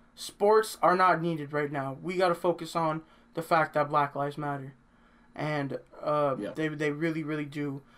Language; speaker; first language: English; native; English